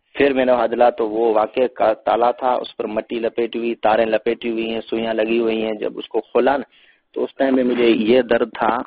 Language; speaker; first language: Urdu; non-native, local second language; Sindhi